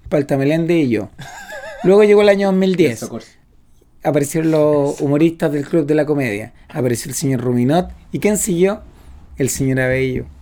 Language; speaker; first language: Spanish; native; Spanish